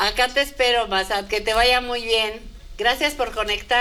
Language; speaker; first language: Spanish; native; Spanish